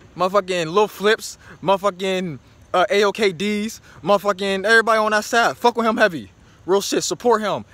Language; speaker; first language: English; native; English